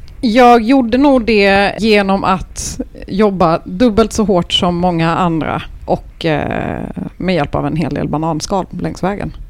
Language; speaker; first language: Swedish; early bilingual, other home language; Turkish